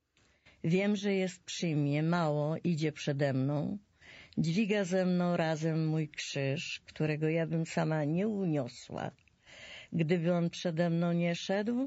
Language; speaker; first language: Polish; native; Polish